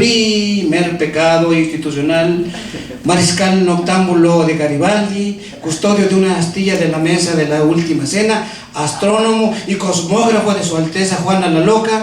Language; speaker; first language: Spanish; native; Spanish